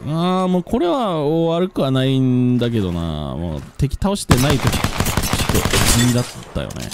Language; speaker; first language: Japanese; early bilingual, heritage; Japanese